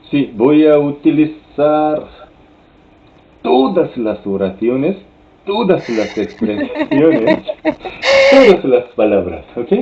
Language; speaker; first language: Spanish; non-native, learner; Korean